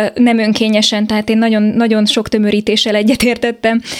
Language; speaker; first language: Hungarian; native; Hungarian